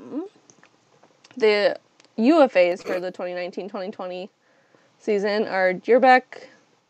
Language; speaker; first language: English; native; English